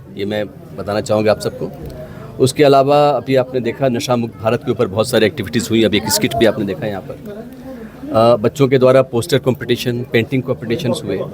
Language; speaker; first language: Hindi; native; Hindi